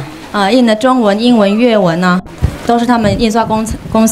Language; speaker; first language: Chinese; native; Chinese